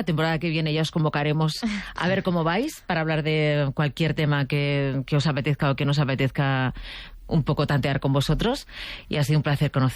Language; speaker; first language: Spanish; native; Spanish